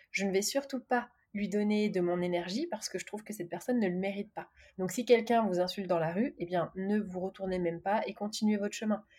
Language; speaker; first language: French; native; French